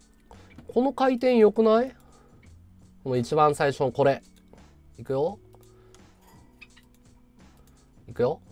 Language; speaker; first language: Japanese; native; Japanese